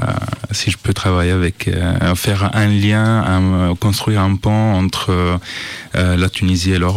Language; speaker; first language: French; non-native, fluent; Italian